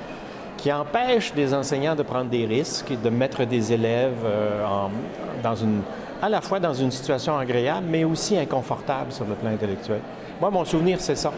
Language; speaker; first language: French; native; French